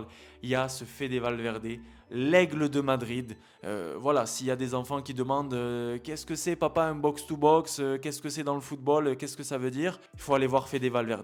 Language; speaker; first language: French; native; French